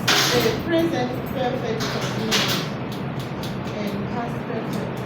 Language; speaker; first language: English; non-native, learner; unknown